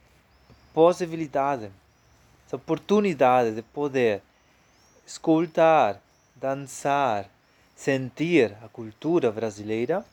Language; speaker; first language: Portuguese; non-native, fluent; Spanish